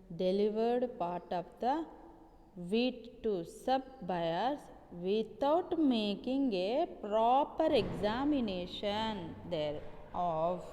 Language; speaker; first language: English; non-native, local second language; Telugu